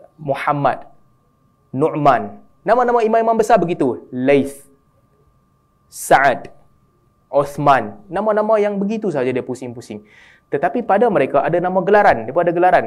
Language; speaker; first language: Malay; native; Malay